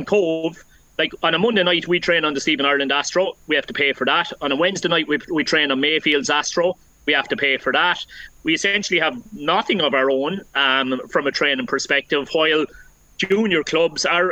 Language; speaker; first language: English; native; English